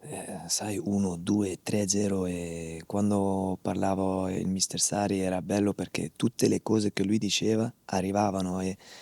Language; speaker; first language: Italian; non-native, fluent; Dutch